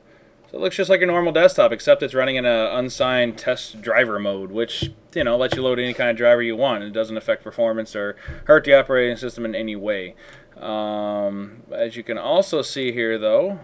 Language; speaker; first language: English; native; English